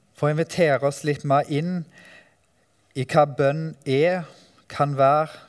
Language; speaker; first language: Norwegian; native; Norwegian